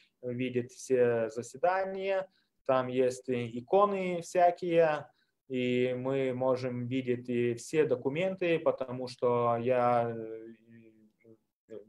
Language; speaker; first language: Russian; non-native, fluent; Lithuanian